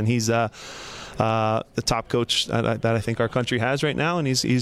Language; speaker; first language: English; native; English